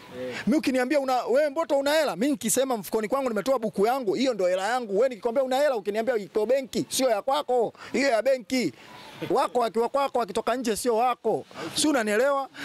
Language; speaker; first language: Swahili; native; Swahili